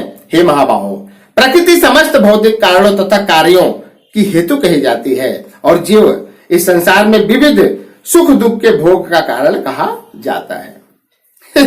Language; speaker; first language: Hindi; native; Hindi